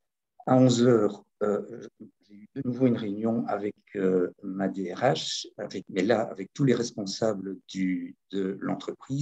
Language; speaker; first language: French; native; French